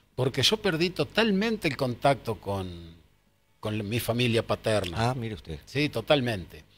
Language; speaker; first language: Spanish; native; Spanish